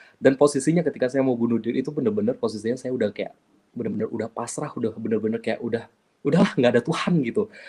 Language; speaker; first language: Indonesian; non-native, local second language; Achinese